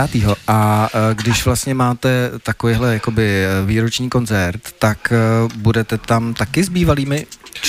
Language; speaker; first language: Czech; native; Czech